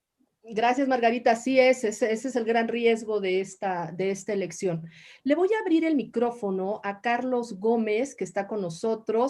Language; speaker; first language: Spanish; native; Spanish